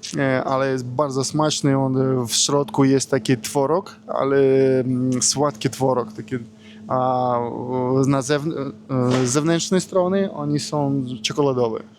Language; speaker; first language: Polish; non-native, learner; Russian